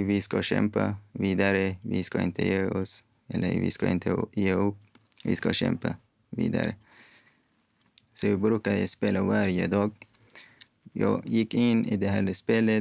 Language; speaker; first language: Swedish; non-native, fluent; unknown